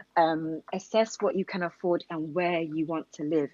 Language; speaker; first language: English; native; English